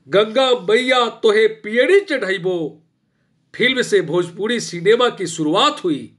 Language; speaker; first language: Hindi; non-native, local second language; Bhojpuri